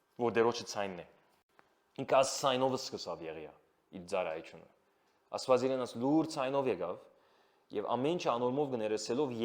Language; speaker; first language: Armenian; early bilingual, heritage; Armenian